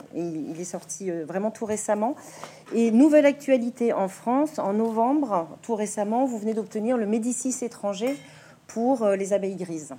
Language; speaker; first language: French; native; French